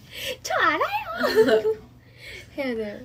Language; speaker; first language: Korean; non-native, fluent; Japanese